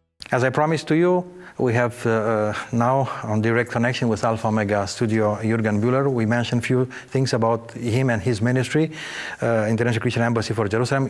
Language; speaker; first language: English; non-native, fluent; Romanian